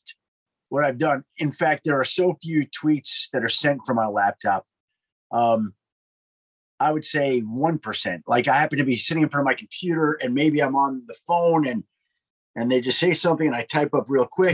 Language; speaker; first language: English; native; English